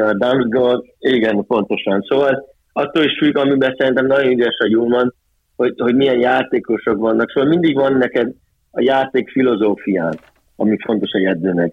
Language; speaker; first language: Hungarian; early bilingual, heritage; Hungarian